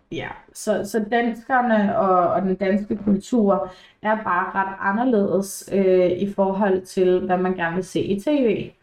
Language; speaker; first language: Danish; early bilingual, other home language; English